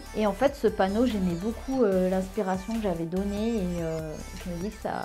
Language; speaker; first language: French; native; French